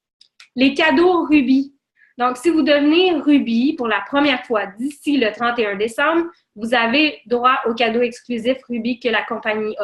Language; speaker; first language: French; native; French